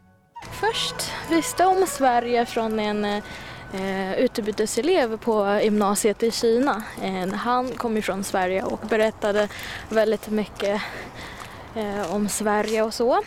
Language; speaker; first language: Swedish; non-native, fluent; Chinese